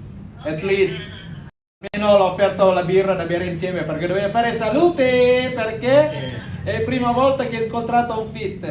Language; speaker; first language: Italian; non-native, fluent; Indonesian